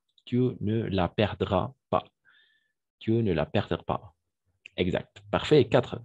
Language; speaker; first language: French; non-native, fluent; Spanish